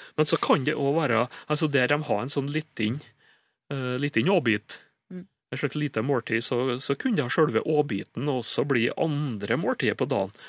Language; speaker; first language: Norwegian; native; Norwegian